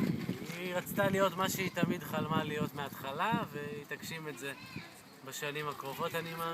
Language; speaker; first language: Hebrew; native; Hebrew